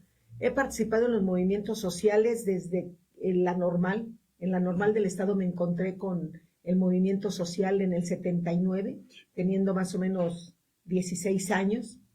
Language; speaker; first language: Spanish; native; Spanish